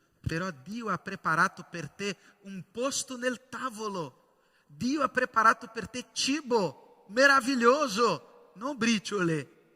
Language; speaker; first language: Italian; non-native, fluent; Portuguese